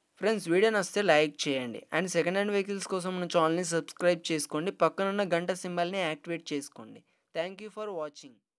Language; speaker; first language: Telugu; native; Telugu